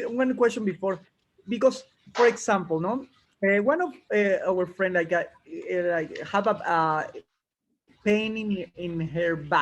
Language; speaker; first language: English; non-native, learner; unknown